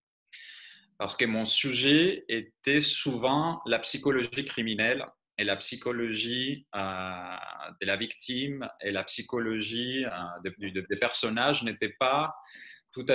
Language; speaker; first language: French; non-native, fluent; Greek